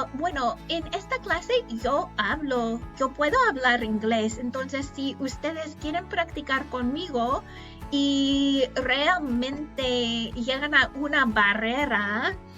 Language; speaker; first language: Spanish; non-native, fluent; English